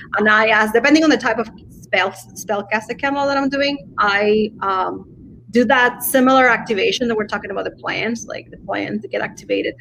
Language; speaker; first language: English; non-native, fluent; Spanish